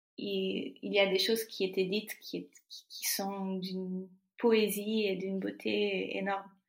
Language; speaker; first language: French; non-native, fluent; Portuguese